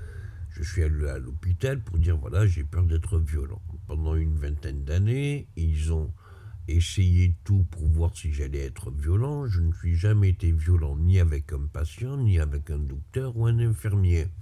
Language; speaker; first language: French; native; French